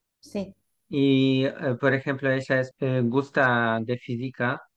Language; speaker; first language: Spanish; non-native, learner; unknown